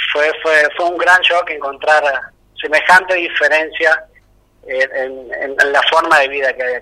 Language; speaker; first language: Spanish; native; Spanish